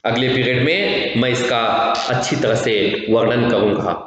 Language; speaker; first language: Hindi; non-native, local second language; Kannada